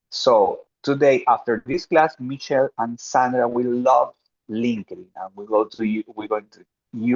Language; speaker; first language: English; non-native, fluent; Spanish